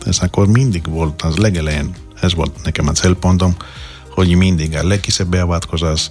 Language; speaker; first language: Hungarian; non-native, fluent; Greek